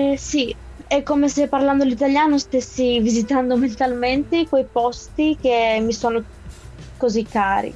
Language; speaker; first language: Italian; non-native, fluent; Greek